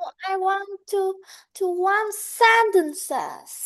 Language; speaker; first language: English; non-native, learner; Vietnamese